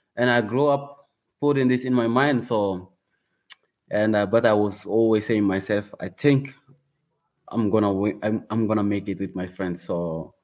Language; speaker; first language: English; non-native, learner; Wolof